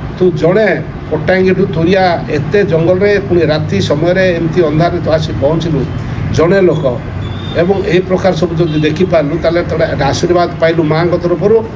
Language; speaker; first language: Odia; non-native, local second language; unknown